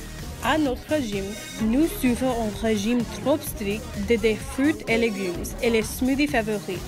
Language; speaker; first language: French; non-native, learner; English